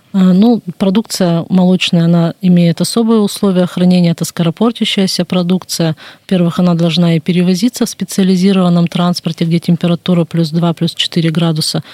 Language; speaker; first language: Russian; native; Russian